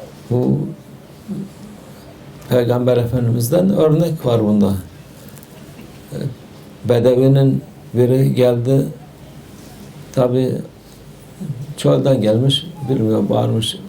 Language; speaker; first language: Turkish; native; Turkish